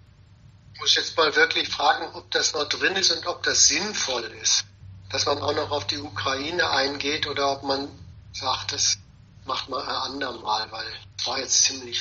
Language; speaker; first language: German; native; German